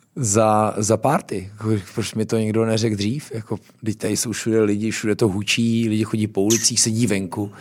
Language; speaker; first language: Czech; native; Czech